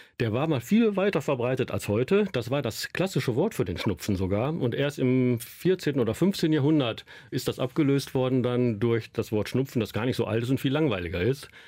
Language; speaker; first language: German; native; German